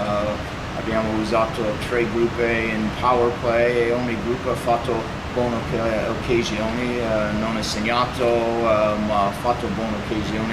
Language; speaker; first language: Italian; non-native, fluent; English